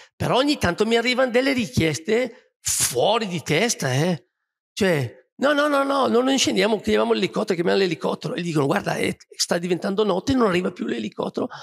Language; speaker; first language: Italian; native; Italian